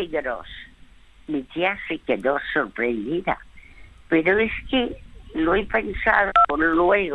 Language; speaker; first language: Spanish; early bilingual, other home language; French